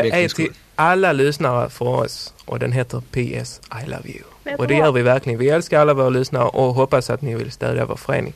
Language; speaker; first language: Swedish; native; Swedish